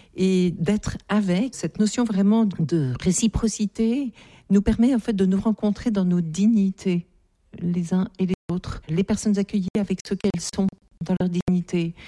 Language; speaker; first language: French; native; French